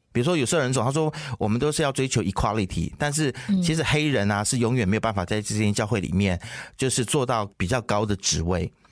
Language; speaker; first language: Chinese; native; Chinese